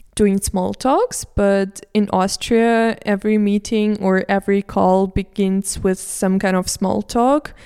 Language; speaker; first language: English; non-native, fluent; Russian